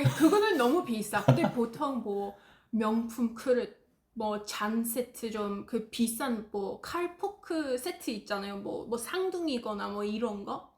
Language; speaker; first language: Korean; non-native, fluent; English